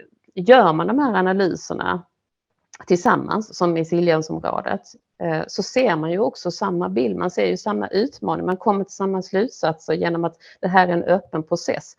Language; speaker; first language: Swedish; native; Swedish